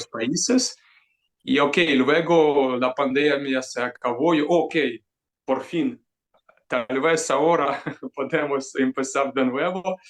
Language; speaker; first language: Spanish; non-native, fluent; Ukrainian